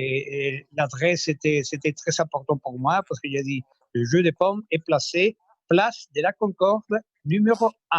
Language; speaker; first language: French; non-native, fluent; Spanish